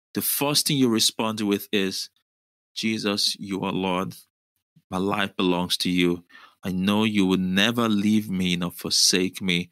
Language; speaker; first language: English; non-native, local second language; Yoruba